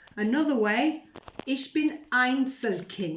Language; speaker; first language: German; non-native, fluent; English